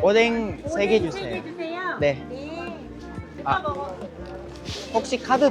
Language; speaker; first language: Korean; non-native, learner; Indonesian